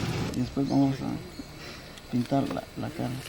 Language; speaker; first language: Spanish; native; Spanish